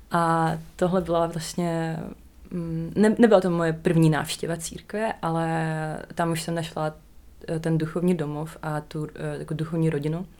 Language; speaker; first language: Czech; non-native, fluent; Russian